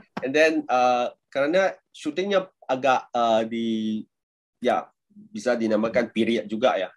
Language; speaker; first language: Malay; non-native, local second language; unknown